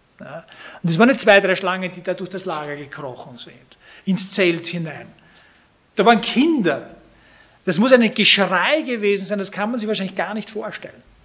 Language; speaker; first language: German; native; German